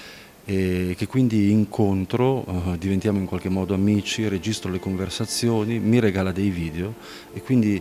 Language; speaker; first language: Italian; native; Italian